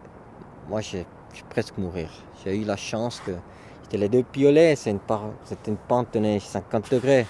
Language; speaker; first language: French; non-native, local second language; German